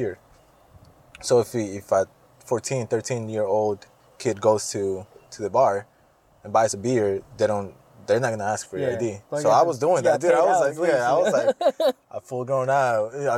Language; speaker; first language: English; non-native, fluent; Spanish